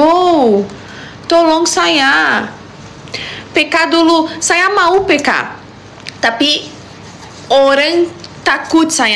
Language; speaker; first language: Indonesian; non-native, learner; Portuguese